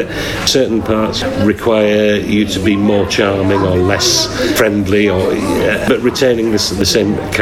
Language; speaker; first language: English; native; English